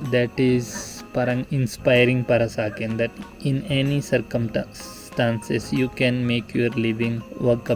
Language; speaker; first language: Filipino; non-native, learner; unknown